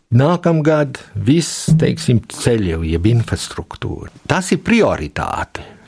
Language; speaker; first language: Latvian; early bilingual, heritage; Latvian